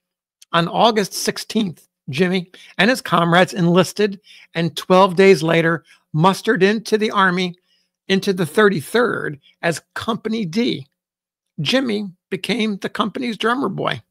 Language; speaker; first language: English; native; English